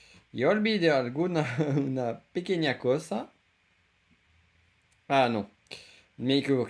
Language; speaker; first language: Spanish; non-native, fluent; French